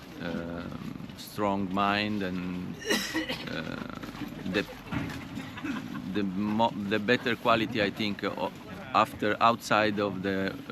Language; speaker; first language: English; non-native, fluent; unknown